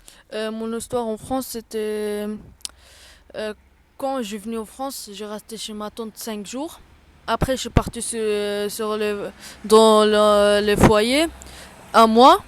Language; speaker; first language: French; non-native, local second language; Arabic